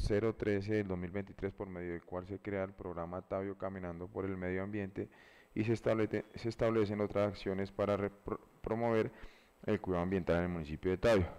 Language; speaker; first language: Spanish; native; Spanish